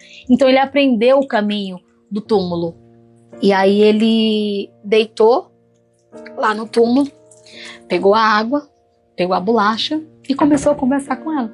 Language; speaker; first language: Portuguese; native; Portuguese